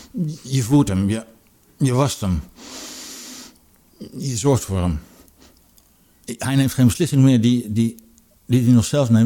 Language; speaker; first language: Dutch; native; Dutch